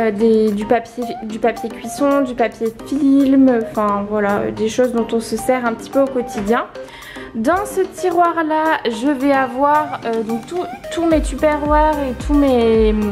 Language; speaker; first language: French; native; French